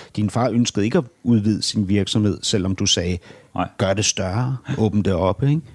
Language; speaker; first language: Danish; native; Danish